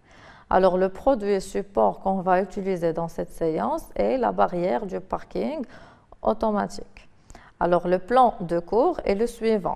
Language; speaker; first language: French; non-native, local second language; Arabic